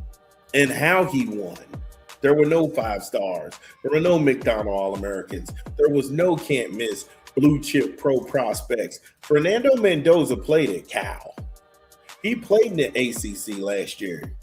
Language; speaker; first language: English; native; English